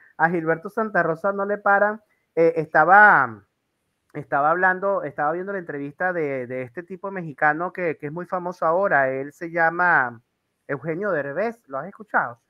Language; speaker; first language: Spanish; native; Spanish